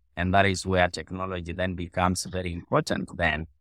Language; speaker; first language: English; non-native, local second language; Luo (Kenya and Tanzania)